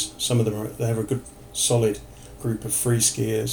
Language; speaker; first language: English; native; English